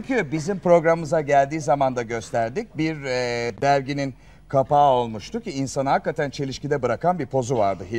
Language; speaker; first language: Turkish; native; Turkish